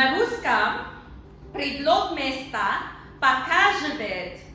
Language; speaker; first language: Russian; non-native, learner; Filipino